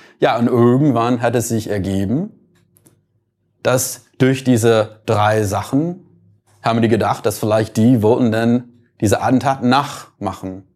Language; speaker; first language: German; non-native, fluent; English